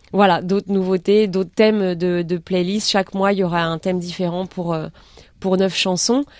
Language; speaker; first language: French; native; French